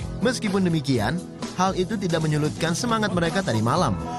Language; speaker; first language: Indonesian; native; Indonesian